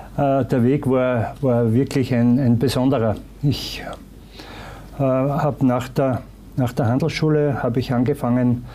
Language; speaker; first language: German; native; German